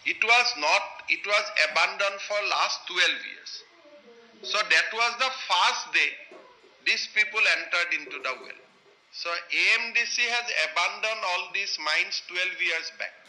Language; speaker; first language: English; non-native, local second language; Assamese